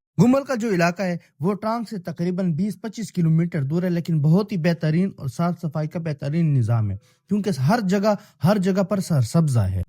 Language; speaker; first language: Urdu; non-native, local second language; Pashto